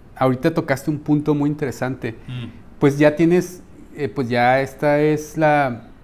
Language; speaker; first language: Spanish; native; Spanish